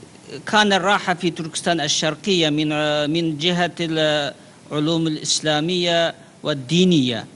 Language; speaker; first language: Arabic; non-native, learner; Uyghur